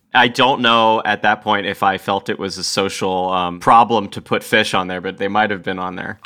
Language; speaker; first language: English; native; English